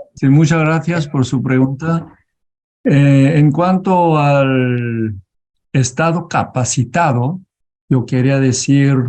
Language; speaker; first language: Spanish; non-native, learner; Korean